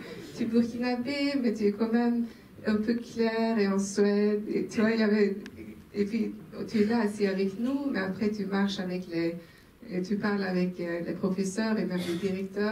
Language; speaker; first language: French; non-native, local second language; Swedish